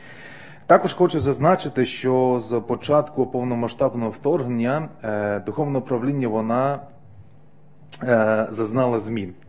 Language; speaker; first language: Ukrainian; non-native, fluent; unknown